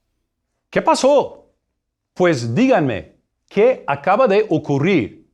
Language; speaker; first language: Spanish; non-native, fluent; English